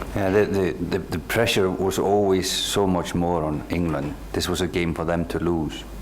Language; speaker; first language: English; non-native, fluent; Icelandic